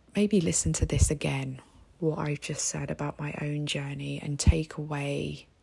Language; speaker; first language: English; native; English